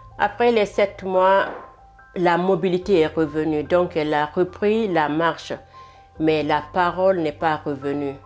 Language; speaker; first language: French; non-native, local second language; Fula